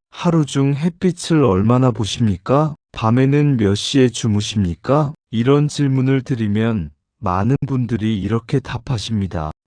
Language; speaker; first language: Korean; native; Korean